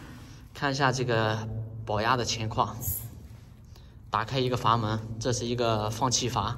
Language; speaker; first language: Chinese; native; Chinese